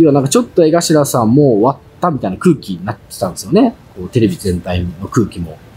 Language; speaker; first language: Japanese; native; Japanese